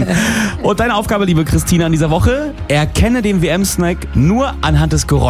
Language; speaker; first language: German; native; German